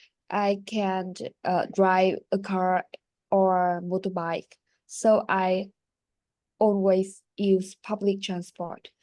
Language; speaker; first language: English; non-native, learner; Vietnamese